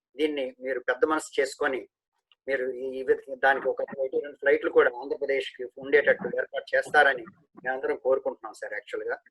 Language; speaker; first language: Telugu; native; Telugu